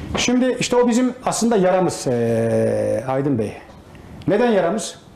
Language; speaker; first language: Turkish; native; Turkish